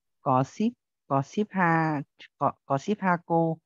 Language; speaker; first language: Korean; non-native, learner; Vietnamese